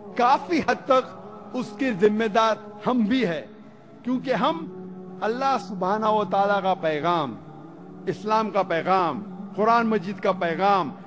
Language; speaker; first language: Urdu; non-native, local second language; Konkani